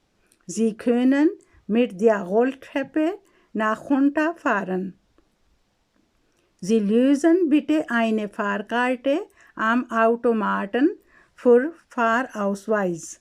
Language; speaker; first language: German; non-native, fluent; Urdu